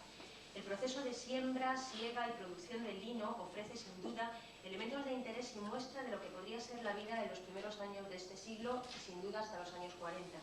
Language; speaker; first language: Spanish; native; Spanish